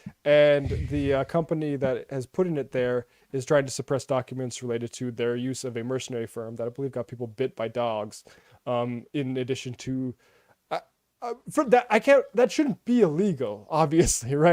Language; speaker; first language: English; native; English